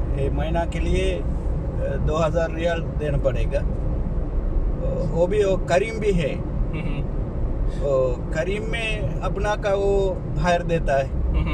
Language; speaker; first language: Hindi; non-native, learner; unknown